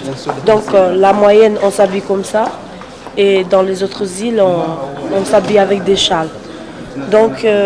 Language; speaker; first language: French; non-native, local second language; Comorian